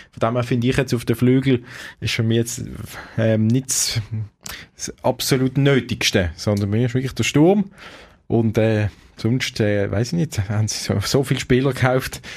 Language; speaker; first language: German; native; German